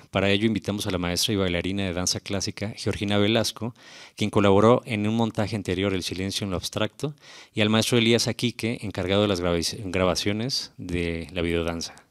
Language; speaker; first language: Spanish; native; Spanish